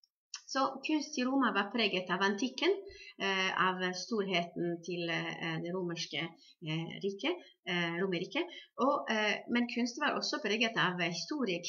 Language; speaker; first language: Norwegian; non-native, fluent; Italian